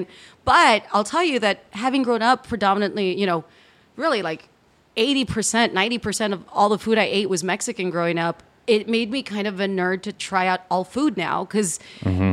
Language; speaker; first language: English; native; English